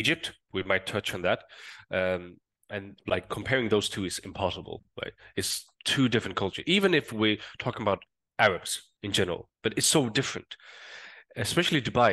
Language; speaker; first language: English; non-native, fluent; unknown